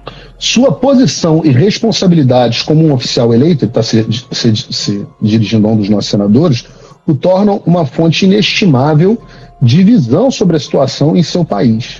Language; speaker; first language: Portuguese; native; Portuguese